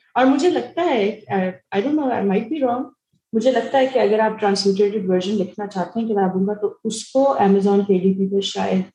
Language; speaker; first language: Urdu; native; Urdu